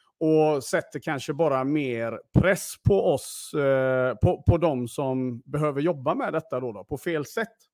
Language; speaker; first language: Swedish; early bilingual, other home language; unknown